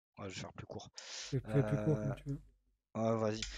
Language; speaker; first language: French; native; French